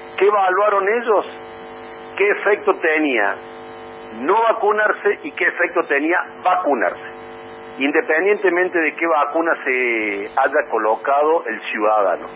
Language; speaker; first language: Spanish; native; Spanish